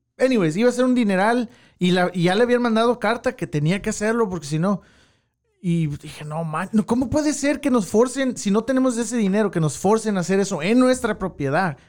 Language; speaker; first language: Spanish; early bilingual, heritage; Spanish